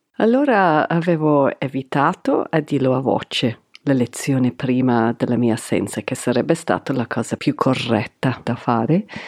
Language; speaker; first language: Italian; non-native, fluent; English